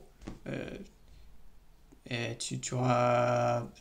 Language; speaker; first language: French; non-native, learner; English